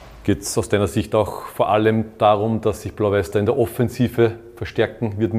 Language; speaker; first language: German; native; German